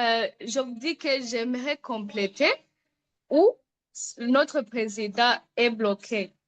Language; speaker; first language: French; non-native, local second language; Rundi